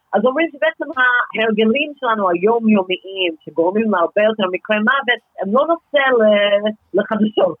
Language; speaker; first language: Hebrew; non-native, fluent; English